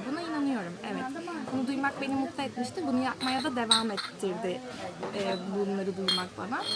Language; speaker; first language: Turkish; native; Turkish